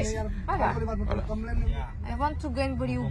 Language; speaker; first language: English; non-native, learner; French